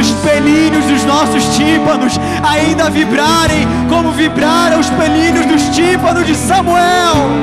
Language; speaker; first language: Portuguese; native; Portuguese